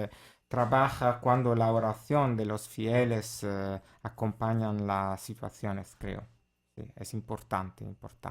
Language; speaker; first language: Spanish; non-native, fluent; Italian